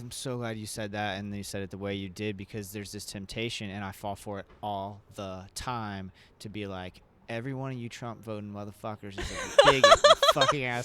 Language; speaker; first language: English; native; English